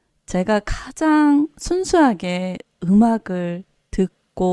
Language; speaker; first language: Korean; native; Korean